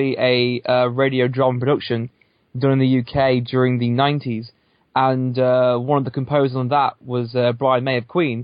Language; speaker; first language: English; native; English